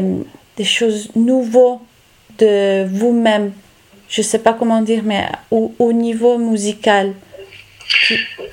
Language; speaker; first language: French; non-native, local second language; Italian